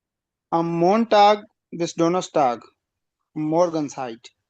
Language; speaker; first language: German; non-native, learner; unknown